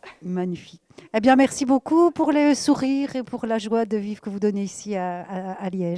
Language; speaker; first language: French; native; French